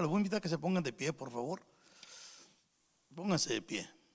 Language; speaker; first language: Spanish; native; Spanish